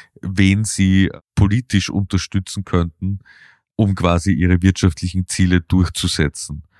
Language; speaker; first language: German; native; German